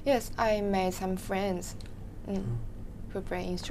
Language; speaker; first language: English; non-native, learner; Japanese